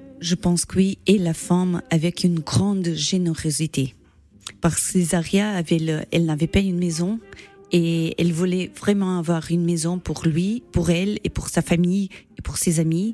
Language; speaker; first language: French; non-native, learner; Portuguese